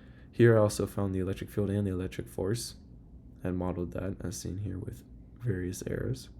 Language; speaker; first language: English; native; English